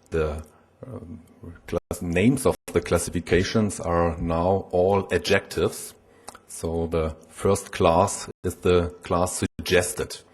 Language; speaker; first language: English; non-native, fluent; German